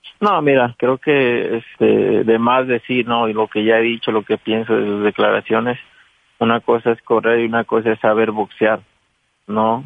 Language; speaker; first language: Spanish; native; Spanish